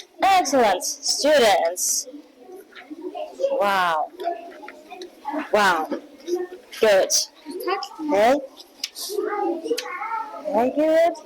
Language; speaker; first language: English; non-native, learner; Mongolian